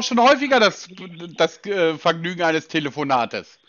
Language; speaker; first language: German; native; German